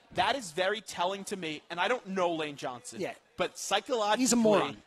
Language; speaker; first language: English; native; English